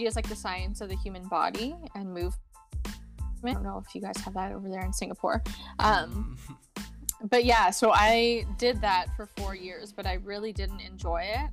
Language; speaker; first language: English; native; English